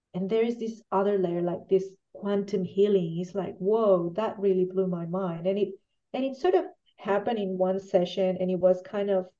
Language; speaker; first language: English; non-native, fluent; Spanish